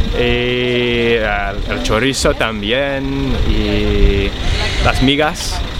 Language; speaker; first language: Spanish; non-native, fluent; English